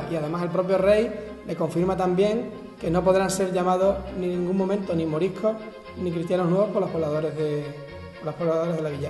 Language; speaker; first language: Spanish; native; Spanish